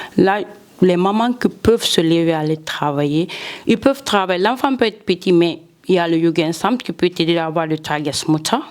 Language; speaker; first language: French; non-native, local second language; Fula